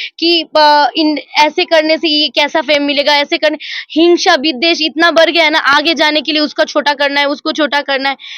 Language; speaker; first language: Hindi; non-native, local second language; Bangla